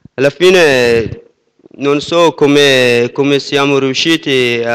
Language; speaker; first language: Italian; non-native, fluent; Persian